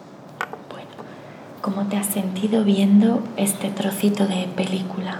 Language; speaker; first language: Spanish; native; Spanish